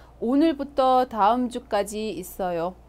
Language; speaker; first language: Korean; non-native, fluent; Arabic